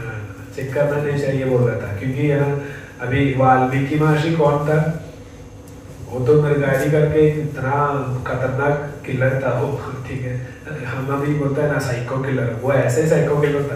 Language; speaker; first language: Hindi; non-native, fluent; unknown